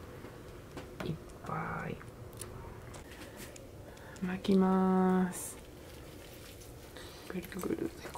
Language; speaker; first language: Japanese; early bilingual, heritage; Japanese